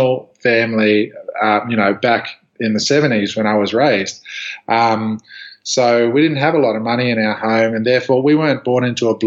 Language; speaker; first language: English; native; English